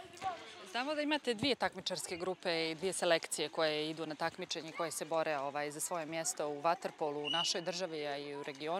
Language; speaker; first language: Serbian; native; Serbian